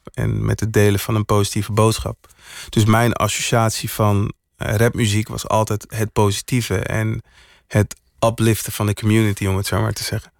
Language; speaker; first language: Dutch; early bilingual, other home language; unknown